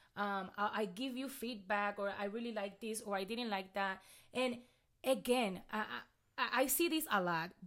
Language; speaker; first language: English; non-native, fluent; Spanish